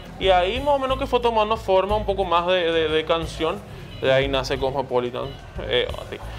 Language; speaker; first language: Spanish; early bilingual, other home language; Portuguese